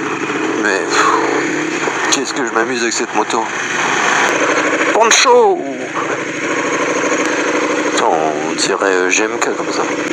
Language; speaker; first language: French; native; French